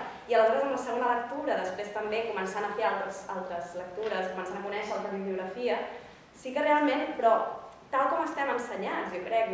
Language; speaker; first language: Catalan; native; Catalan